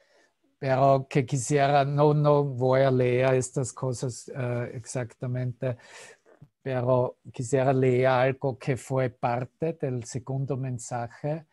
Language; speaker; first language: Spanish; non-native, fluent; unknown